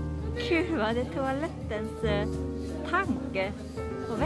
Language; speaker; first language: Swedish; non-native, learner; Japanese